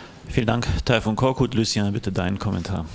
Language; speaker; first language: German; native; German